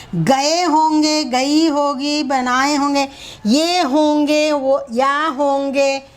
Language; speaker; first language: Hindi; non-native, local second language; Telugu